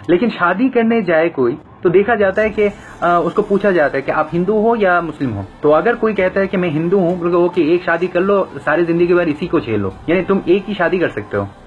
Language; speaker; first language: Hindi; non-native, fluent; Bangla